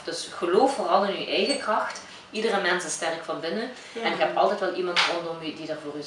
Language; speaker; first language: Dutch; early bilingual, other home language; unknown